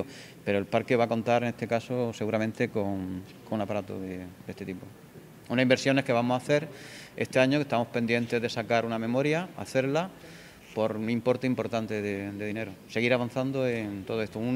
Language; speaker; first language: Spanish; native; Spanish